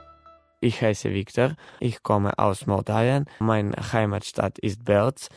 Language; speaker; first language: German; non-native, learner; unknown